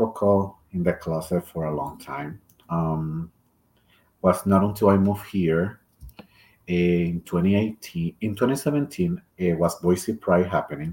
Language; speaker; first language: English; non-native, fluent; Spanish